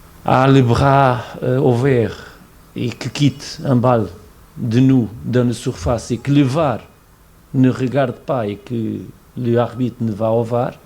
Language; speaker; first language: French; non-native, fluent; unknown